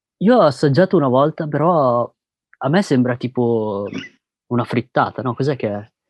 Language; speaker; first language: Italian; early bilingual, other home language; Filipino